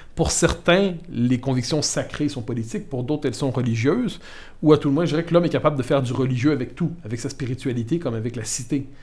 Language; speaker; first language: French; native; French